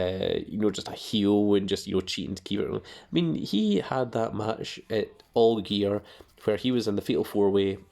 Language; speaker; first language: English; native; English